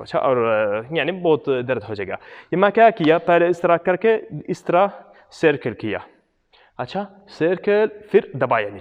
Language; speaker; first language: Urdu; non-native, local second language; Punjabi